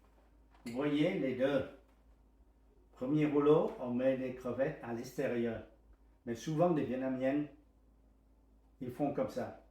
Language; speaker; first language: French; non-native, learner; Vietnamese